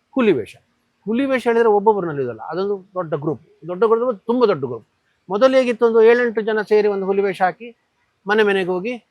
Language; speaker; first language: Kannada; non-native, local second language; Tulu